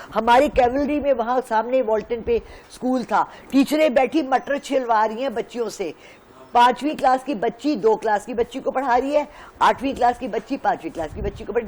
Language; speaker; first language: Urdu; non-native, local second language; Pashto